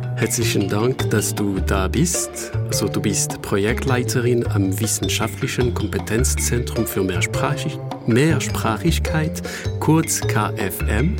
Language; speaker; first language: German; non-native, fluent; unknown